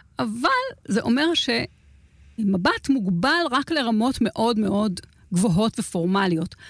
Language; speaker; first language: Hebrew; native; Hebrew